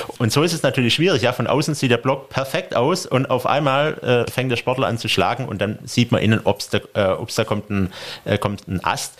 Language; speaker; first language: German; native; German